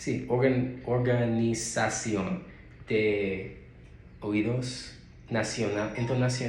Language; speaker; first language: Spanish; non-native, learner; English